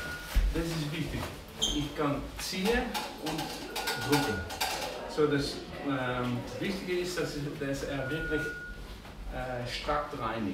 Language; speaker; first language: German; non-native, fluent; Dutch